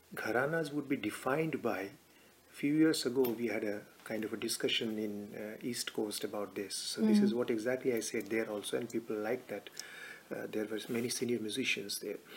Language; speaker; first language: English; non-native, local second language; Bangla